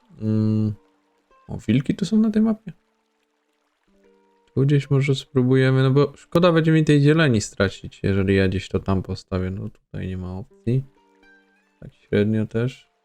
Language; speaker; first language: Polish; native; Polish